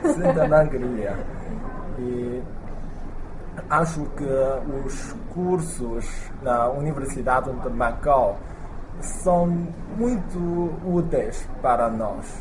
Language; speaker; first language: Portuguese; non-native, learner; Chinese